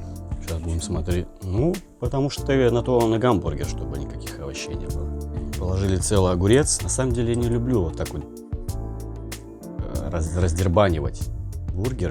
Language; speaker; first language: Russian; native; Russian